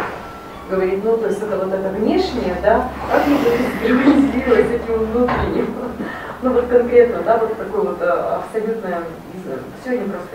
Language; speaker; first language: Russian; native; Russian